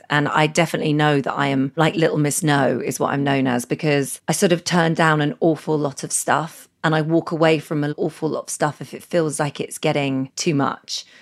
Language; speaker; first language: English; native; English